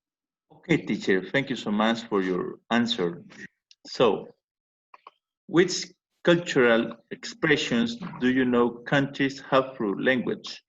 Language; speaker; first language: English; non-native, learner; Spanish